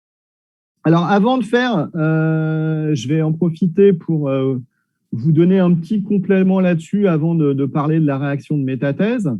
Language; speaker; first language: French; native; French